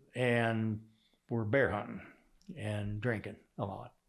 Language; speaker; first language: English; native; English